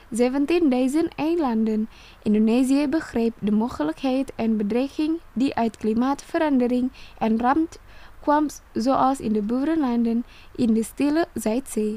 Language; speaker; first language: Dutch; non-native, fluent; Indonesian